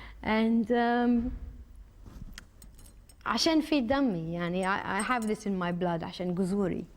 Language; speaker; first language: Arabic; early bilingual, heritage; Arabic